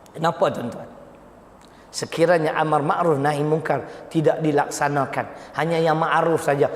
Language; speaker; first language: Malay; native; Malay